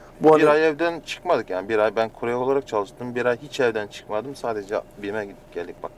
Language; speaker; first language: Turkish; non-native, fluent; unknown